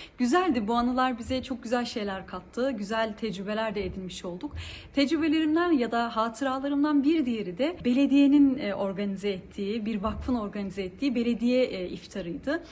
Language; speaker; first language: Turkish; early bilingual, heritage; Turkish